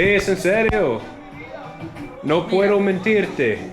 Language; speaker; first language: Spanish; non-native, learner; English